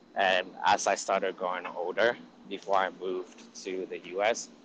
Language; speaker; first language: English; early bilingual, other home language; Akan